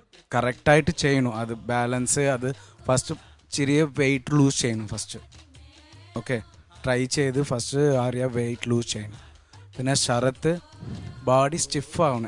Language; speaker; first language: Malayalam; non-native, learner; Tamil